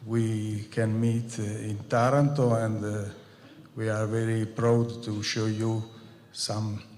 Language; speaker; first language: English; non-native, fluent; Italian